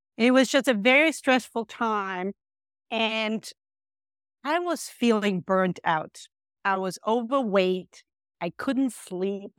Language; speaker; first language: English; non-native, fluent; German